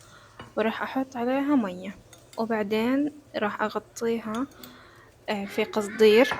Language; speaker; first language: Arabic; native; Arabic